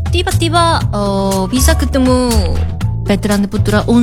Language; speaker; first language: Indonesian; non-native, learner; Korean